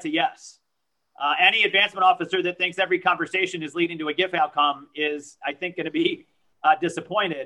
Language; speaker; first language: English; early bilingual, other home language; French